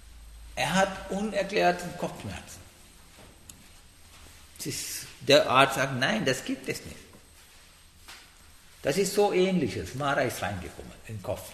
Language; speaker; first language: German; non-native, learner; Sinhala